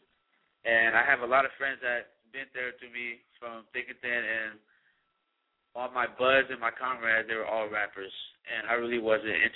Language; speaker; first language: English; native; English